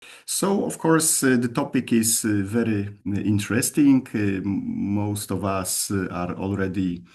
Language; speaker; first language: English; non-native, fluent; Polish